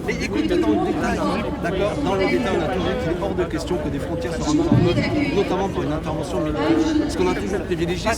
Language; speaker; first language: French; native; French